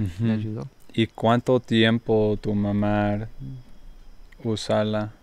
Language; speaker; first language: Spanish; non-native, learner; English